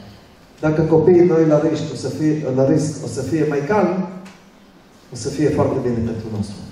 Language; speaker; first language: Romanian; early bilingual, other home language; Hebrew